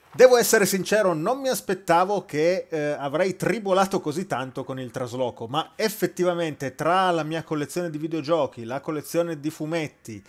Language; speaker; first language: Italian; native; Italian